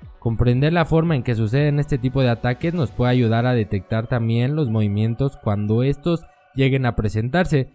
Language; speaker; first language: Spanish; native; Spanish